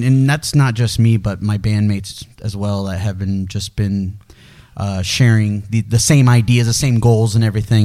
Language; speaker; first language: English; early bilingual, other home language; Spanish